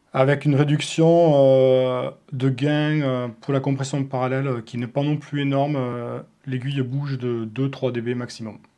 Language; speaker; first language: French; native; French